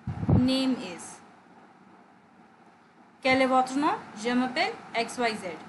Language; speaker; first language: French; non-native, fluent; Hindi